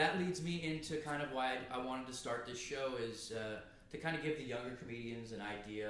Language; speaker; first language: English; native; English